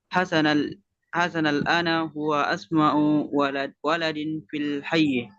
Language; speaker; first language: Arabic; non-native, learner; Indonesian